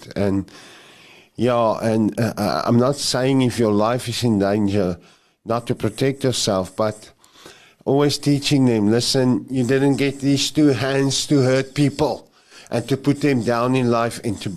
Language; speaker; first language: English; non-native, local second language; Afrikaans